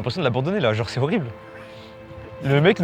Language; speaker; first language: French; native; French